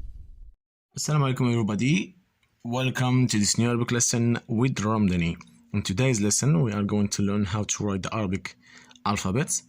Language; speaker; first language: English; non-native, fluent; Arabic